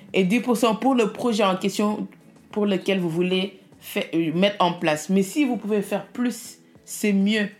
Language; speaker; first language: French; non-native, local second language; Wolof